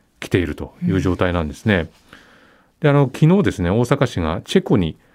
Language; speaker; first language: Japanese; native; Japanese